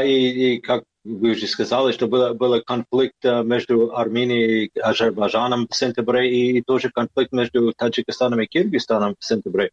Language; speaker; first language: Russian; non-native, fluent; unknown